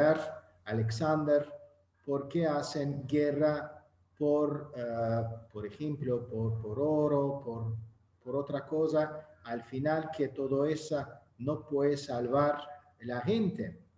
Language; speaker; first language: Spanish; non-native, learner; Azerbaijani